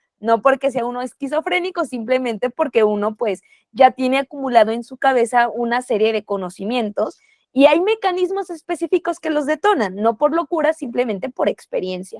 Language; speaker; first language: Spanish; native; Spanish